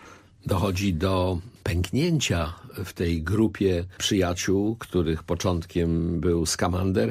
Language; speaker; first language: Polish; native; Polish